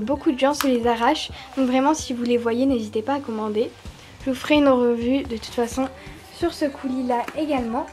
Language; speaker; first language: French; native; French